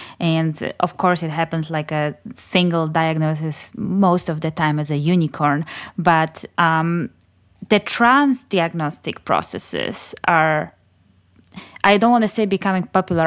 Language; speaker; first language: English; non-native, fluent; Polish